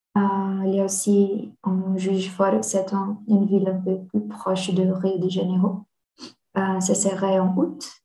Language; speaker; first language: French; non-native, learner; Portuguese